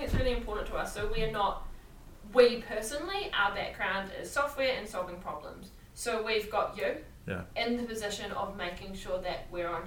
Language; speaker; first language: English; native; English